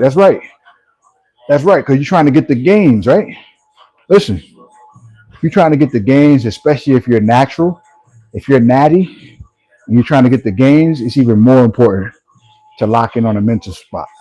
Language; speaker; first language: English; native; English